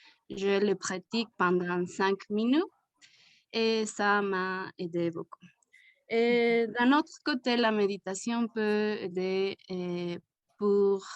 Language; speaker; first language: French; non-native, learner; Spanish